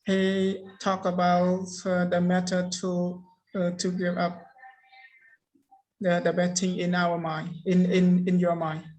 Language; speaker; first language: English; non-native, learner; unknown